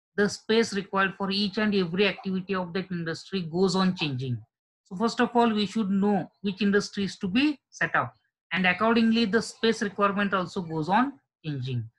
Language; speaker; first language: English; non-native, local second language; Marathi